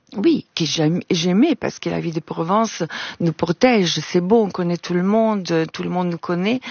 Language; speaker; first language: French; non-native, fluent; Italian